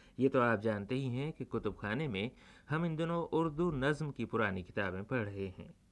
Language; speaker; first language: Urdu; native; Urdu